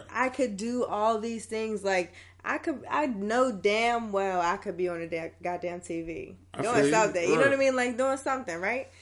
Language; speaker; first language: English; native; English